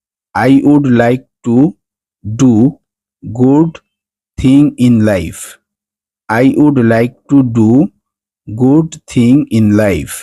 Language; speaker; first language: English; non-native, fluent; Bangla